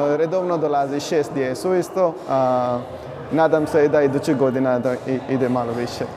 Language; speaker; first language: Croatian; non-native, learner; Punjabi